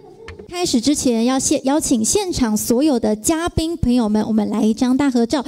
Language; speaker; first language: Chinese; native; Chinese